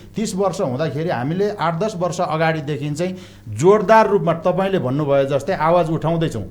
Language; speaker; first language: Nepali; non-native, local second language; Eastern Tamang